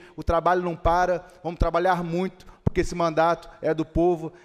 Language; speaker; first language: Portuguese; native; Portuguese